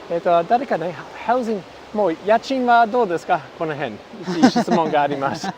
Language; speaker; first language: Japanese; non-native, learner; English